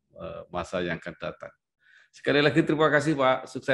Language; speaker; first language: Indonesian; native; Indonesian